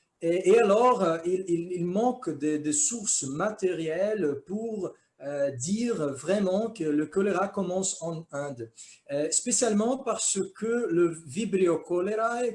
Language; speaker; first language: French; non-native, fluent; Portuguese